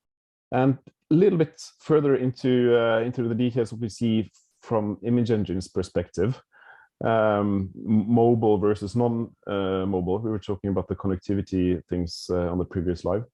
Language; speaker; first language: English; non-native, fluent; Norwegian